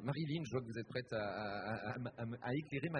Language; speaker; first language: French; native; French